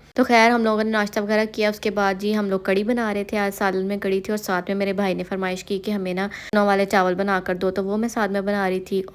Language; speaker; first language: Urdu; non-native, local second language; Punjabi